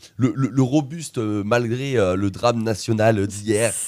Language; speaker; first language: French; native; French